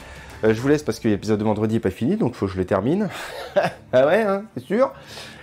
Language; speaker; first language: French; native; French